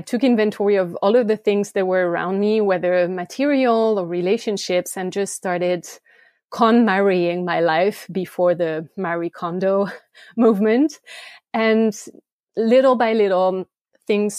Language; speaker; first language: English; non-native, fluent; French